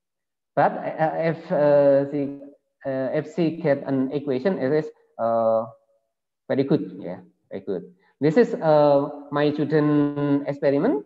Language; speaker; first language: English; non-native, learner; Indonesian